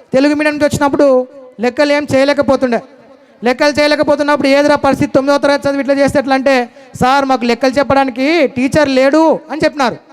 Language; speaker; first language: Telugu; native; Telugu